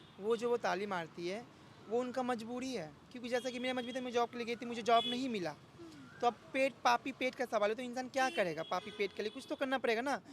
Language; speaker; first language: Hindi; native; Hindi